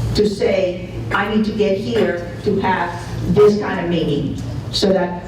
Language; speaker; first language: English; non-native, fluent; Spanish